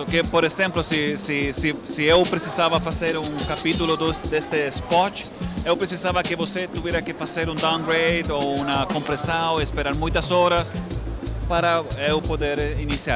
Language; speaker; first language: Portuguese; non-native, learner; Spanish